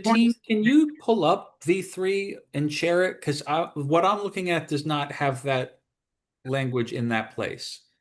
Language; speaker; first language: English; native; English